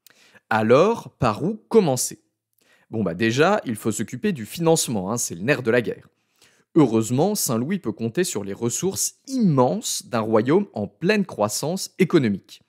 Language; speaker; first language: French; native; French